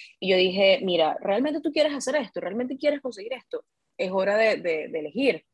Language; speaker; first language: Spanish; native; Spanish